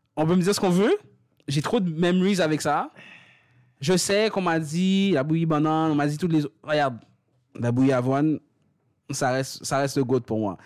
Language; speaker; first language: French; early bilingual, other home language; Haitian Creole